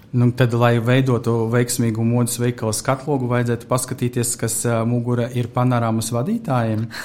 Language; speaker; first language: Latvian; non-native, local second language; Russian